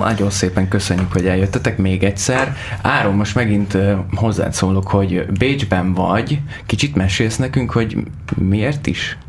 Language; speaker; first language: Hungarian; native; Hungarian